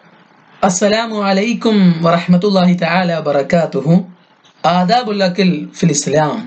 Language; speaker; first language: Arabic; non-native, fluent; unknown